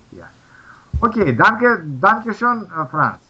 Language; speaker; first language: German; non-native, learner; Russian